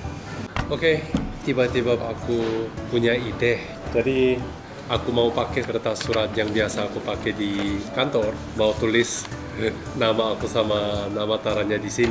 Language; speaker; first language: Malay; non-native, fluent; Korean